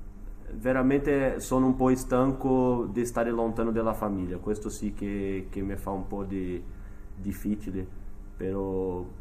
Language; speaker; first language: Italian; non-native, fluent; Portuguese